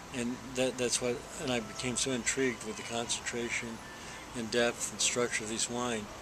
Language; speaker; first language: English; native; English